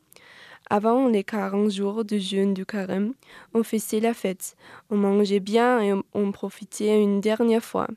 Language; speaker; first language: French; non-native, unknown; German